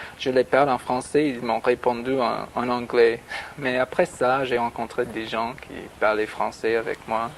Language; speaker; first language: French; non-native, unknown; English